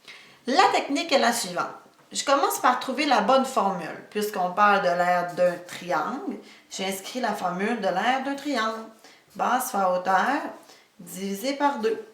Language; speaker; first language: French; native; French